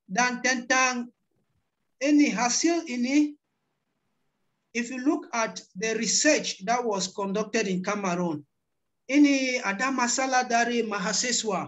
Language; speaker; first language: Indonesian; non-native, learner; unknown